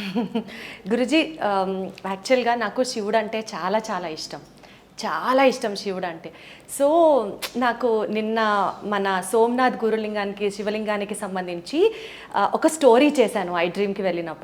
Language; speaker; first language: Telugu; native; Telugu